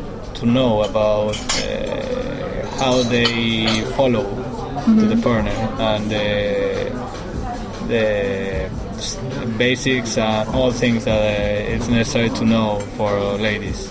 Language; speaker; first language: English; non-native, learner; Spanish